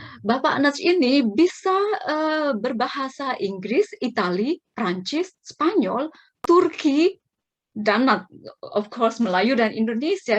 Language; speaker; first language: Indonesian; native; Indonesian